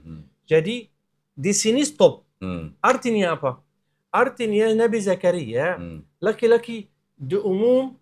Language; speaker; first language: Indonesian; non-native, learner; Arabic